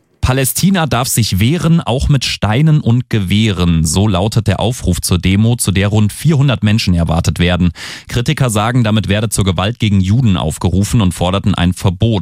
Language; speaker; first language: German; native; German